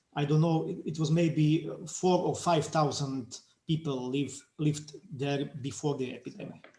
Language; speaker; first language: English; non-native, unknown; Slovak